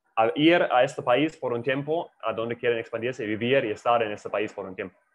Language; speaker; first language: Spanish; non-native, fluent; German